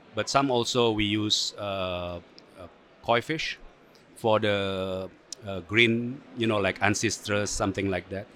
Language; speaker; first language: English; non-native, fluent; Indonesian